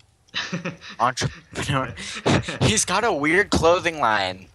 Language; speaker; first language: English; native; English